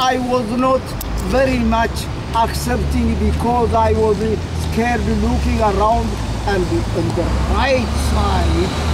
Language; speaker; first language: English; non-native, learner; Amharic